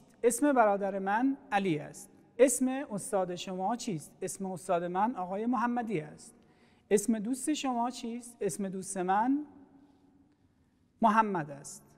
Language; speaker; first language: Persian; non-native, fluent; Arabic